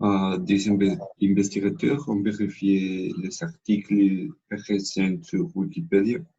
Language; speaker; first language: French; non-native, learner; Spanish